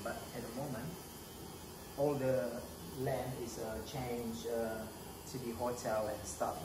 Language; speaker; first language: English; non-native, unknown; Balinese